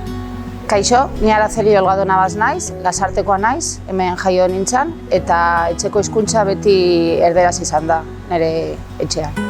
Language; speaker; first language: Basque; non-native, local second language; Spanish